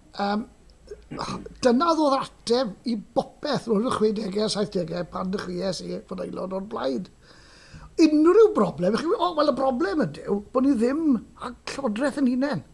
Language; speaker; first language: Welsh; native; Welsh